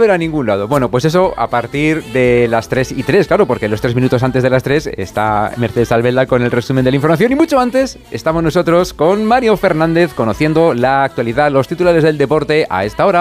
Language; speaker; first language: Spanish; native; Spanish